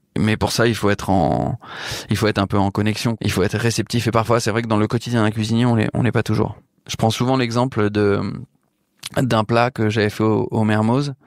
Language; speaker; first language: French; native; French